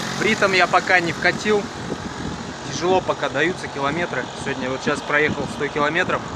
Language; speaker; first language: Russian; native; Russian